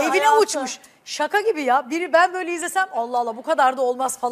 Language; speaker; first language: Turkish; native; Turkish